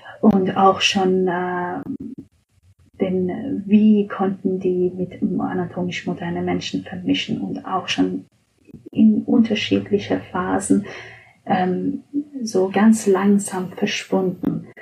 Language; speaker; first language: German; non-native, fluent; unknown